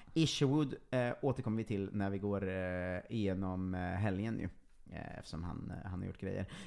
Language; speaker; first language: Swedish; native; Swedish